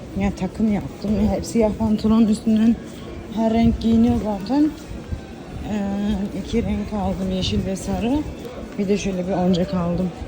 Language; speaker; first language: Turkish; early bilingual, heritage; Turkish